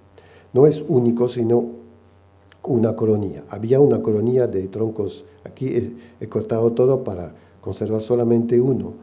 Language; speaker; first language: Spanish; non-native, fluent; French